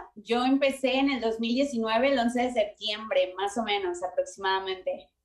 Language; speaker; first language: Spanish; native; Spanish